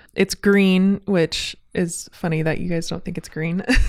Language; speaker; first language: English; native; English